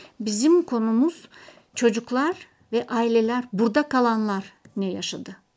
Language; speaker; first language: Turkish; non-native, fluent; Russian